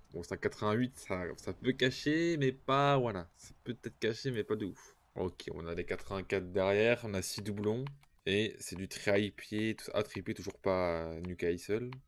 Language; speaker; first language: French; native; French